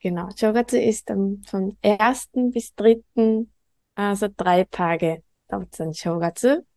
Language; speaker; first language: German; non-native, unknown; Japanese